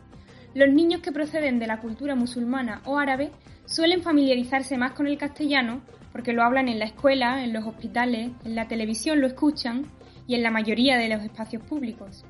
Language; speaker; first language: Spanish; native; Spanish